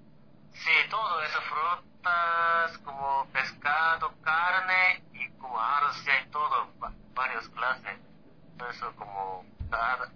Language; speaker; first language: Spanish; non-native, fluent; Korean